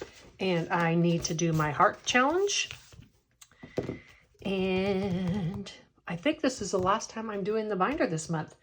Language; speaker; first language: English; native; English